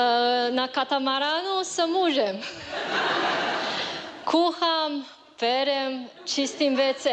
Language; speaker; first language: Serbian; non-native, learner; Chinese